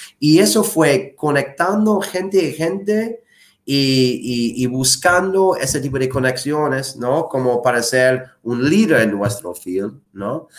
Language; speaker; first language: Spanish; non-native, fluent; English